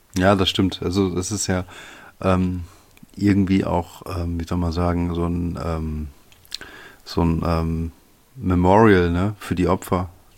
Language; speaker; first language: German; native; German